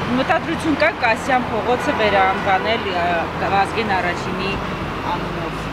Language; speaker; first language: Armenian; native; Armenian